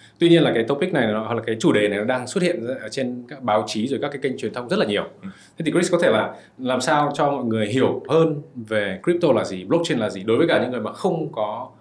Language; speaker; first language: Vietnamese; early bilingual, heritage; Vietnamese